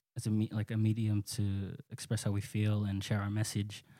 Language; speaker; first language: English; native; English